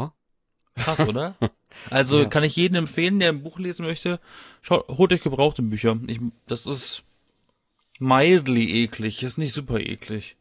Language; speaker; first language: German; native; German